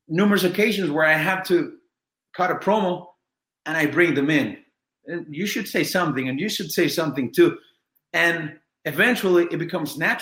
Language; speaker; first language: English; non-native, fluent; Spanish